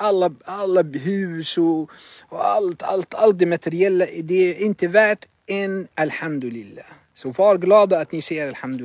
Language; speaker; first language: Swedish; non-native, fluent; Arabic